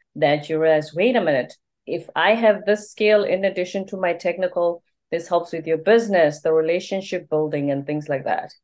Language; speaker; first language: English; non-native, local second language; Zulu